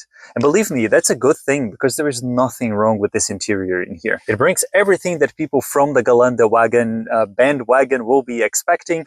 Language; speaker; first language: English; native; English